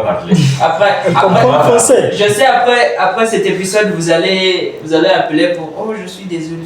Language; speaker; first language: French; non-native, learner; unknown